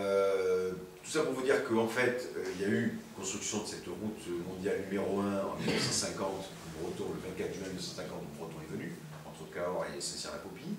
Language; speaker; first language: French; native; French